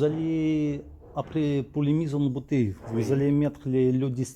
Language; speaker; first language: French; non-native, learner; Russian